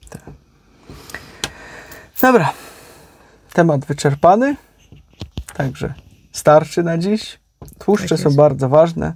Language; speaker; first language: Polish; native; Polish